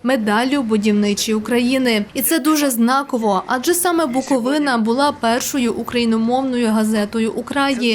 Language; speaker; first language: Ukrainian; native; Ukrainian